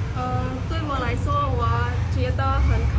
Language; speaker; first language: Chinese; non-native, learner; Khmer